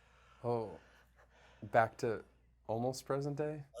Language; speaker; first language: English; native; English